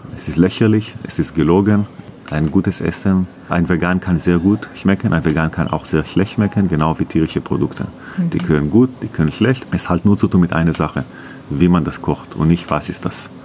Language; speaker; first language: German; non-native, learner; Hebrew